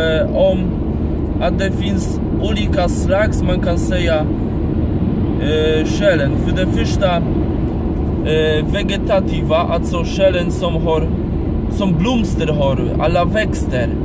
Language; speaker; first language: Swedish; non-native, fluent; Polish